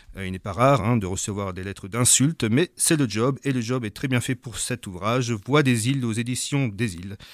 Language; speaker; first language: French; native; French